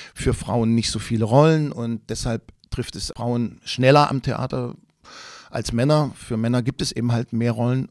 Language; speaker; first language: German; native; German